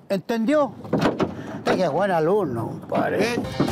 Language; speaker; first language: Spanish; native; Spanish